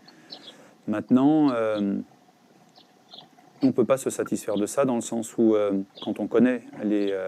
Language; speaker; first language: French; native; French